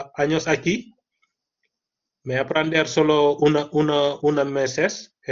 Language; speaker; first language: Spanish; non-native, learner; Wolof